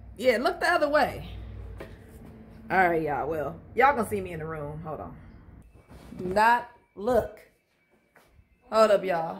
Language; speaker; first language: English; native; English